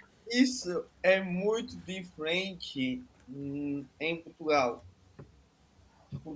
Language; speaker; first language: Portuguese; non-native, fluent; Italian